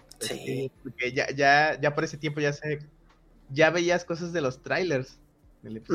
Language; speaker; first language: Spanish; native; Spanish